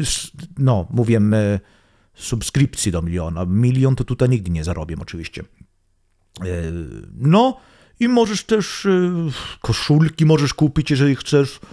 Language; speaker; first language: Polish; non-native, learner; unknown